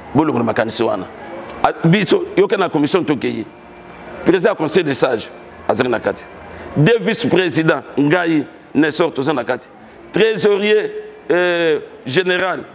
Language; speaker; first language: Lingala; native; Lingala